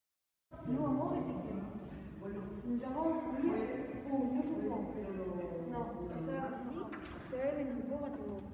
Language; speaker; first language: French; non-native, learner; Spanish